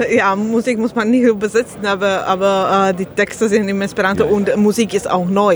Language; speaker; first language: German; non-native, learner; Slovak